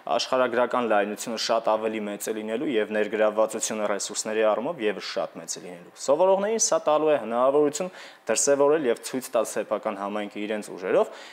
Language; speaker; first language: Armenian; native; Armenian